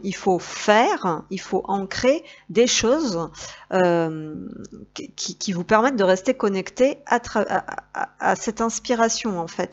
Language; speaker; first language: French; native; French